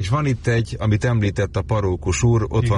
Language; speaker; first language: Hungarian; native; Hungarian